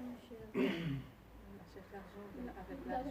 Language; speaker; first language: French; non-native, learner; Arabic